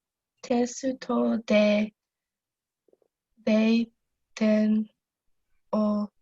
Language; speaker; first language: Japanese; non-native, learner; English